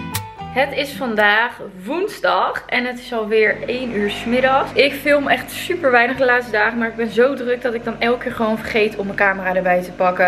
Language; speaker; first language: Dutch; native; Dutch